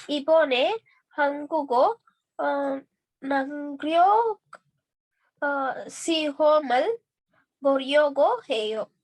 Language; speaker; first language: Korean; non-native, learner; Hindi